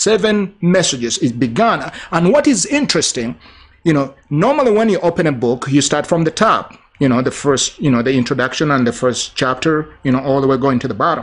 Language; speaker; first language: English; non-native, local second language; Ganda